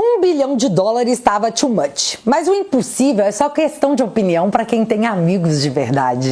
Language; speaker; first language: Portuguese; native; Portuguese